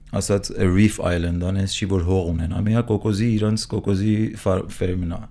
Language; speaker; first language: Armenian; early bilingual, heritage; Armenian